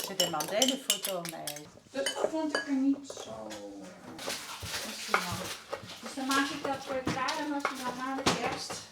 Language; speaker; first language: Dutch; non-native, learner; French